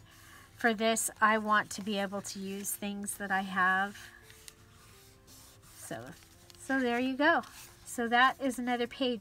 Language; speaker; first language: English; native; English